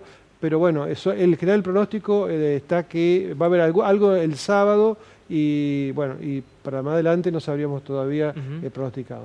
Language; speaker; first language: Spanish; native; Spanish